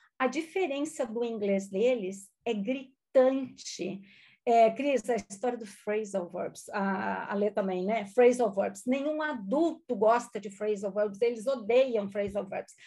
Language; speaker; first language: Portuguese; non-native, local second language; German